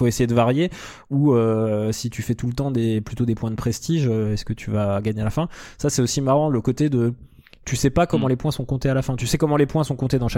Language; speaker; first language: French; native; French